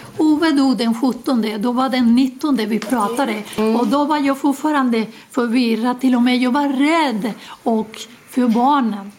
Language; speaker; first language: Swedish; non-native, fluent; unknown